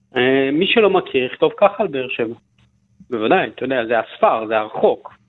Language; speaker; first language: Hebrew; native; Hebrew